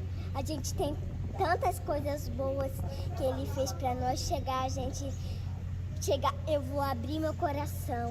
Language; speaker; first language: Portuguese; non-native, local second language; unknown